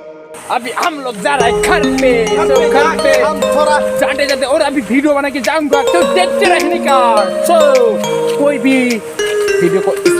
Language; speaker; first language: Hindi; non-native, local second language; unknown